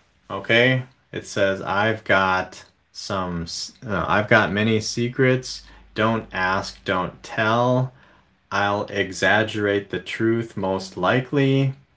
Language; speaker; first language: English; native; English